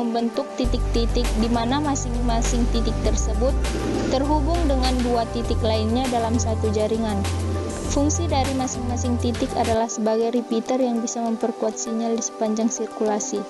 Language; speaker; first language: Indonesian; native; Indonesian